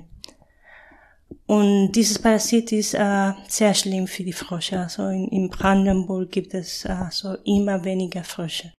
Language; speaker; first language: German; non-native, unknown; Spanish